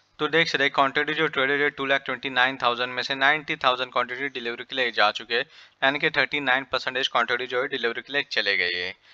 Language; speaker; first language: Hindi; native; Hindi